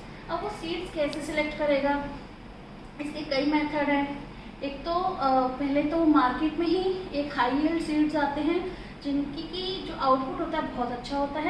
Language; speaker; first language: Hindi; native; Hindi